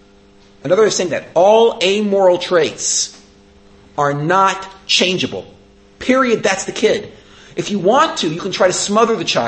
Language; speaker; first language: English; native; English